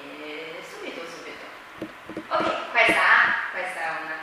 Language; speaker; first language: Italian; non-native, fluent; Chinese